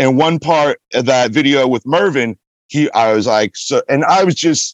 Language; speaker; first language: English; native; English